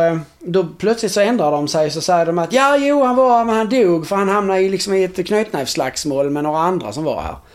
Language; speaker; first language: Swedish; native; Swedish